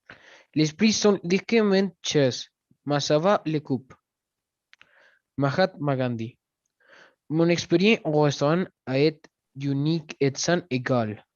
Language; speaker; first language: French; non-native, learner; Spanish